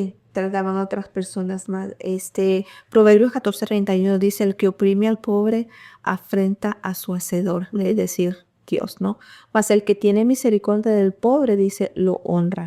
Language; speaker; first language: Spanish; early bilingual, heritage; Spanish